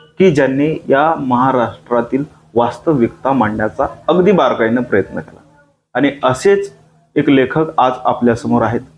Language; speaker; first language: Marathi; native; Marathi